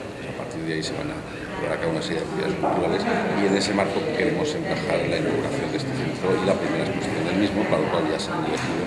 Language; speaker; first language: Spanish; native; Spanish